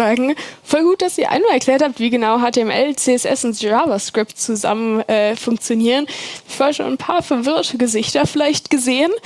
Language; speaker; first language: German; native; German